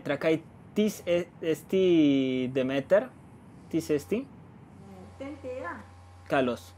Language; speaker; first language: Greek; non-native, fluent; Spanish